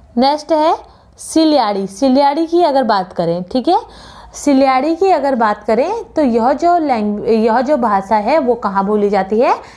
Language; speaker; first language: Hindi; native; Hindi